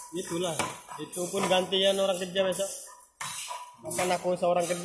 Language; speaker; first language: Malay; non-native, local second language; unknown